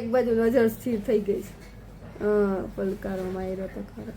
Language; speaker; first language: Gujarati; native; Gujarati